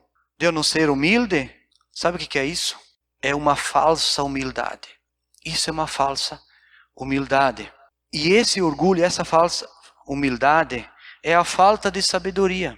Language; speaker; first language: Portuguese; native; Portuguese